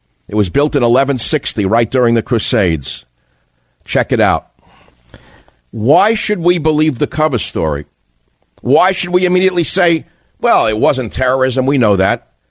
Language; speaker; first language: English; native; English